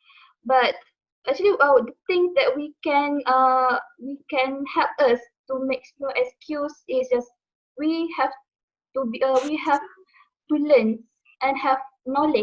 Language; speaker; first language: English; non-native, learner; Malay